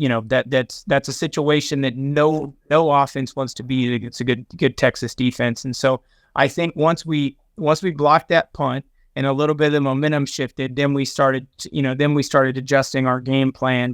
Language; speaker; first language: English; native; English